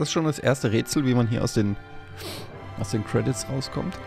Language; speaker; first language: German; native; German